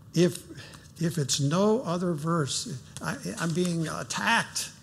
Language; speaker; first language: English; native; English